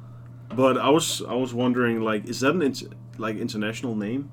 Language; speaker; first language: English; non-native, fluent; Danish